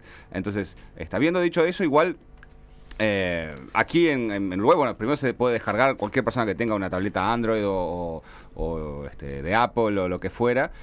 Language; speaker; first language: Spanish; native; Spanish